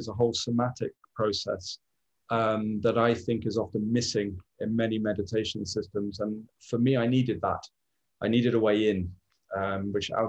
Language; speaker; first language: English; native; English